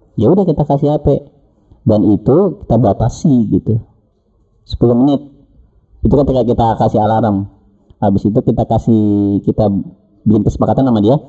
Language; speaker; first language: Indonesian; native; Indonesian